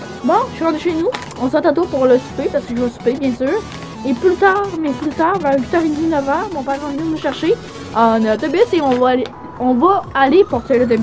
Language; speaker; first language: French; native; French